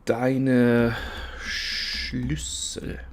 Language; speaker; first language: German; non-native, learner; English